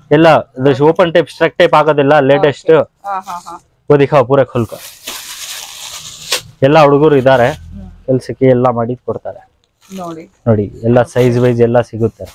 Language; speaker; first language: Kannada; non-native, local second language; Urdu